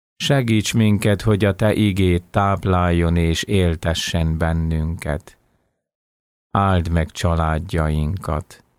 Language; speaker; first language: Hungarian; native; Hungarian